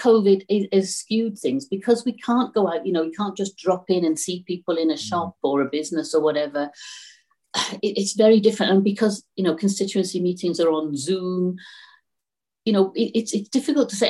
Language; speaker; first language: English; native; English